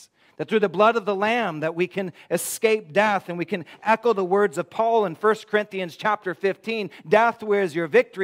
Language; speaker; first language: English; native; English